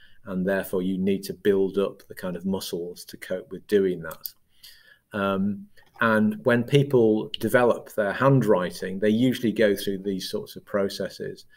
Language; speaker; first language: English; native; English